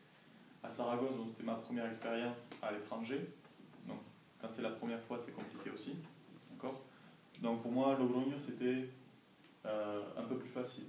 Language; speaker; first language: French; native; French